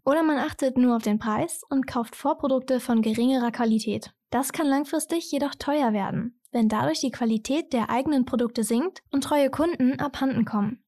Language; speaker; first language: German; native; German